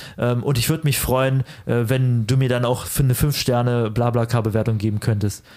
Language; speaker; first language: German; early bilingual, other home language; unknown